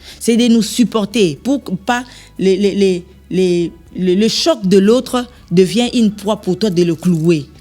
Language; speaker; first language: French; non-native, local second language; Lingala